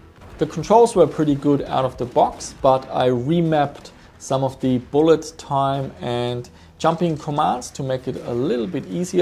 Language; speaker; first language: English; non-native, fluent; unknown